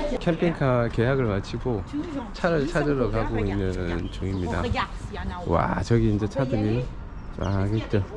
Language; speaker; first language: Korean; native; Korean